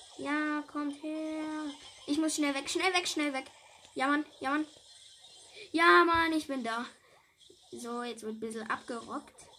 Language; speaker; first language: German; native; German